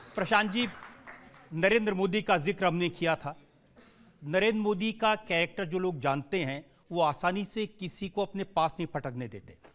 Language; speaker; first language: Hindi; native; Hindi